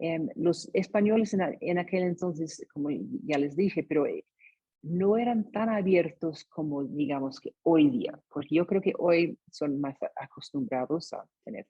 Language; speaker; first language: Spanish; non-native, fluent; English